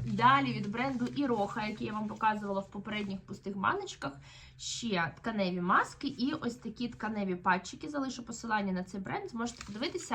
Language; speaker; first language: Ukrainian; native; Ukrainian